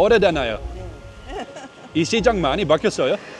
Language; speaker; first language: Korean; non-native, learner; Dutch